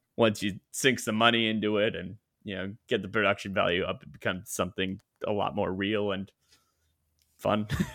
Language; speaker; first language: English; native; English